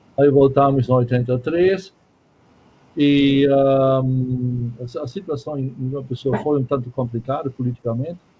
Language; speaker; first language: Portuguese; non-native, fluent; German